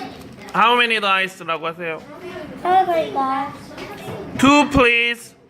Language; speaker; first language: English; non-native, fluent; Korean